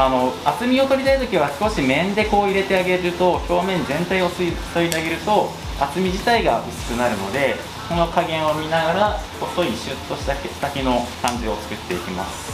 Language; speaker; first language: Japanese; native; Japanese